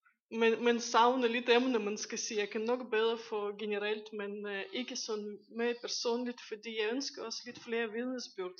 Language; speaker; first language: Danish; non-native, fluent; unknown